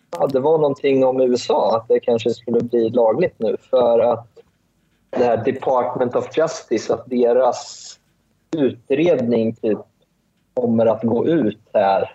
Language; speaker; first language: Swedish; early bilingual, other home language; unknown